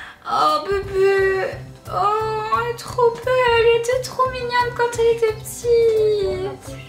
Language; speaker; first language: French; native; French